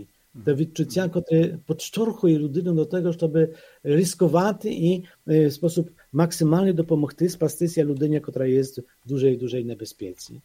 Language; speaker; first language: Polish; non-native, fluent; Ukrainian